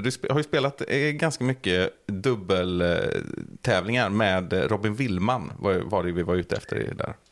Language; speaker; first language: Swedish; native; Swedish